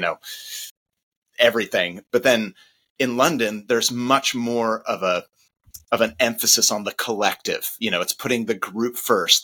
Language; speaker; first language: English; native; English